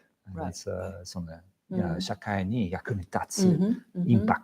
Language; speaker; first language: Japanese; non-native, fluent; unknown